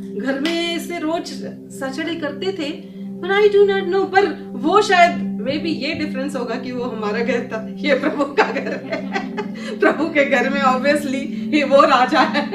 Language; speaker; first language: Hindi; native; Hindi